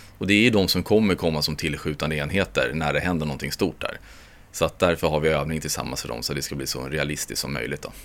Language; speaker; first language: Swedish; native; Swedish